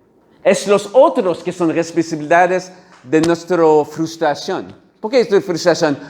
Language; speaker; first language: Spanish; non-native, learner; French